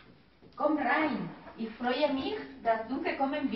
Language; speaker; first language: German; non-native, learner; Spanish